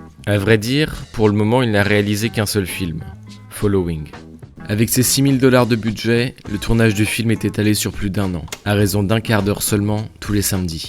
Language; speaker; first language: French; native; French